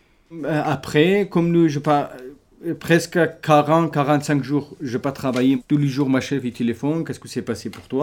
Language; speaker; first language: French; non-native, learner; Kurdish